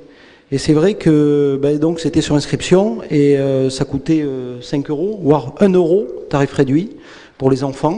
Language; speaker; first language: French; native; French